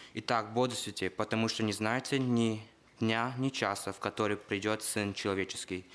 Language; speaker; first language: Russian; early bilingual, heritage; Russian